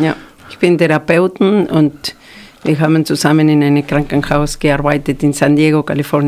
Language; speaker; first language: German; non-native, fluent; Spanish